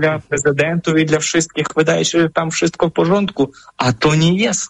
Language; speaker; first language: Polish; non-native, fluent; Ukrainian